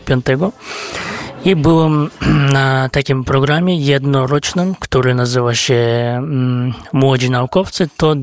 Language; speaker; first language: Polish; non-native, fluent; Kazakh